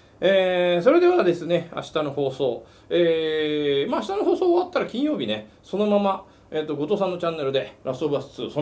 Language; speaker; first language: Japanese; native; Japanese